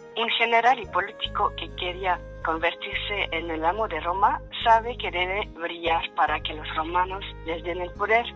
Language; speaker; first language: Spanish; non-native, fluent; French